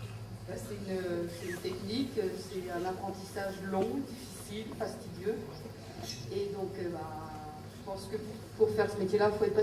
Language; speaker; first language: French; native; French